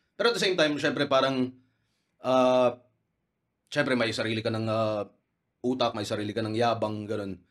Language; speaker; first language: Filipino; native; Filipino